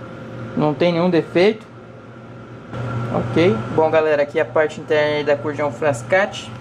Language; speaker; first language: Portuguese; native; Portuguese